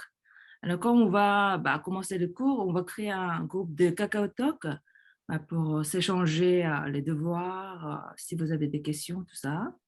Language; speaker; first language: French; early bilingual, other home language; Korean